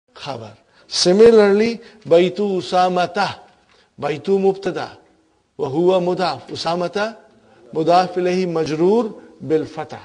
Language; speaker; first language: Arabic; non-native, fluent; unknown